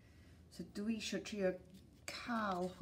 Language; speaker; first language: Welsh; non-native, local second language; English